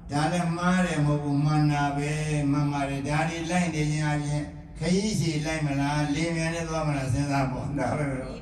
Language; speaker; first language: Burmese; native; Burmese